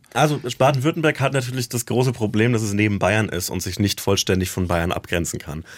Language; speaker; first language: German; native; German